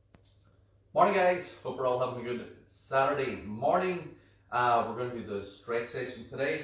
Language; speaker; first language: English; native; English